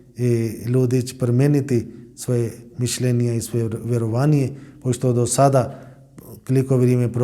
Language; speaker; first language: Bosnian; non-native, learner; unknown